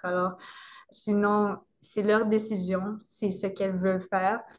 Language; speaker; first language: French; non-native, local second language; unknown